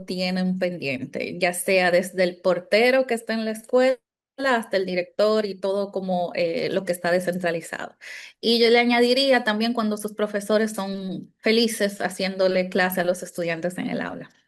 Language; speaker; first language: Spanish; native; Spanish